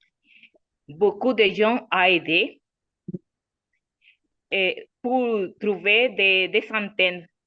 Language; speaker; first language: French; non-native, learner; Spanish